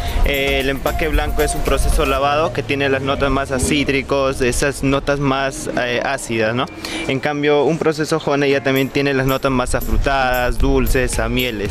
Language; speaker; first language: Spanish; native; Spanish